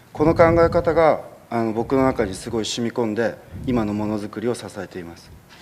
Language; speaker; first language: Japanese; native; Japanese